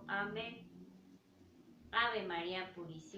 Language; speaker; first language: Spanish; native; Spanish